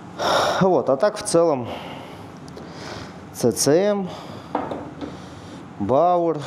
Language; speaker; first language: Russian; native; Russian